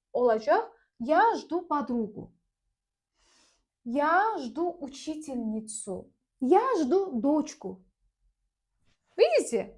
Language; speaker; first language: Russian; non-native, fluent; Azerbaijani